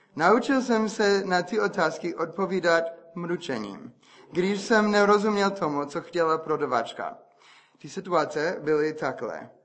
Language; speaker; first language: Czech; non-native, fluent; English